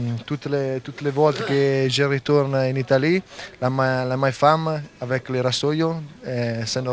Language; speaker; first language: French; non-native, learner; Italian